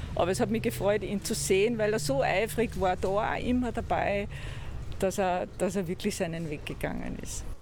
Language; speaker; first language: German; native; German